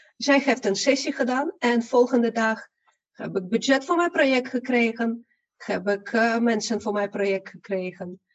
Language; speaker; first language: Dutch; non-native, fluent; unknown